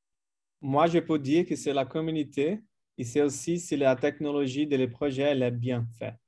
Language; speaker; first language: French; non-native, fluent; Portuguese